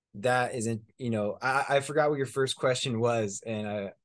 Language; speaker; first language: English; early bilingual, other home language; Spanish